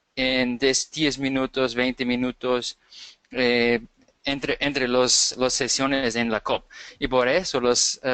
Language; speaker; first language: Spanish; non-native, fluent; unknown